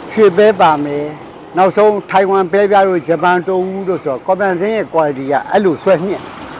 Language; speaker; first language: Burmese; native; Burmese